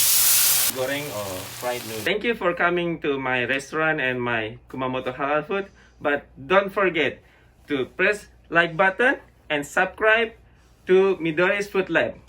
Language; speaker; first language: English; non-native, fluent; Indonesian